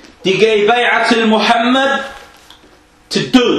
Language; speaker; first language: Danish; non-native, fluent; Arabic